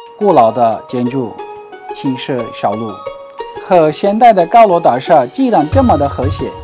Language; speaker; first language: Chinese; non-native, fluent; Turkish